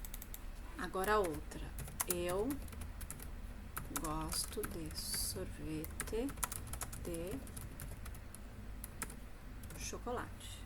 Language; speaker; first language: Portuguese; native; Portuguese